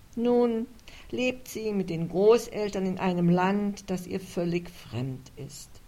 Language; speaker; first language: German; native; German